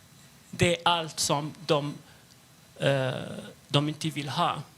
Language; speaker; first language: Swedish; non-native, fluent; Arabic